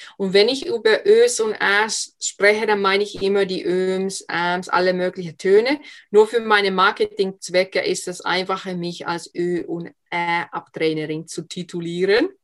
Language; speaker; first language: German; non-native, fluent; Finnish